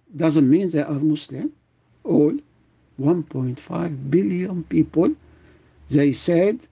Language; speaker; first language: English; non-native, fluent; Arabic